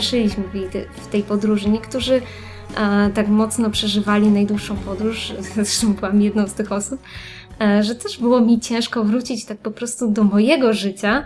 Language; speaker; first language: Polish; native; Polish